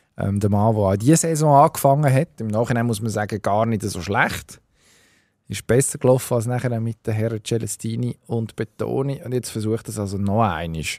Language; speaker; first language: German; native; German